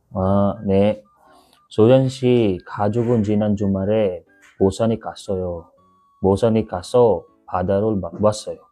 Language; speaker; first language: Korean; non-native, learner; Filipino